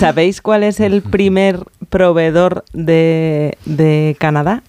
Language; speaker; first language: Spanish; native; Spanish